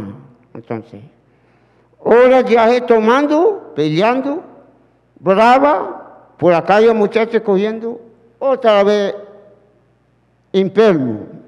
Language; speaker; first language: Spanish; non-native, learner; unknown